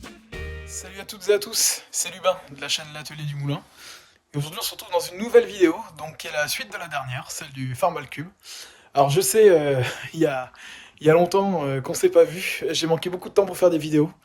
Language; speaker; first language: French; native; French